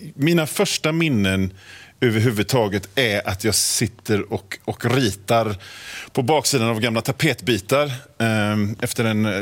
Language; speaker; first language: Swedish; native; Swedish